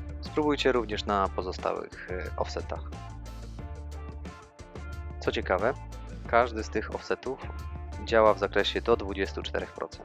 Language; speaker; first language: Polish; native; Polish